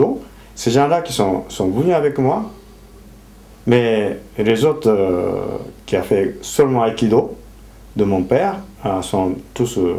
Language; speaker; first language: French; non-native, fluent; Japanese